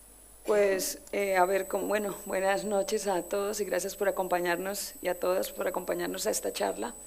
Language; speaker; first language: Spanish; native; Spanish